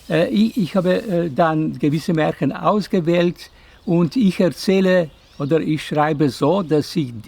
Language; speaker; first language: German; non-native, fluent; Slovenian